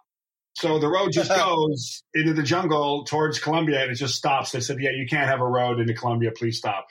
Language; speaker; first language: English; native; English